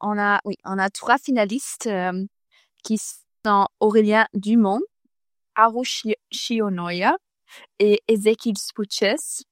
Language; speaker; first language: French; non-native, fluent; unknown